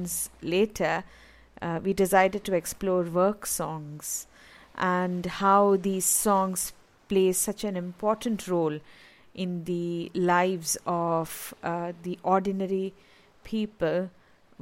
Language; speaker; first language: English; non-native, local second language; Tamil